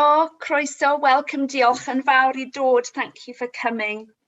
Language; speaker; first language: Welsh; non-native, learner; English